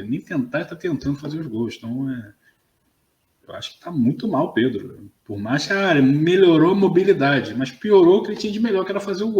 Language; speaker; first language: Portuguese; native; Portuguese